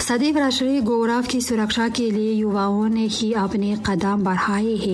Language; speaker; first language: Hindi; non-native, fluent; Tajik